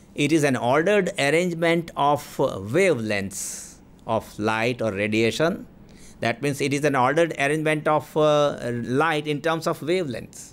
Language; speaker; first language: English; non-native, local second language; Gujarati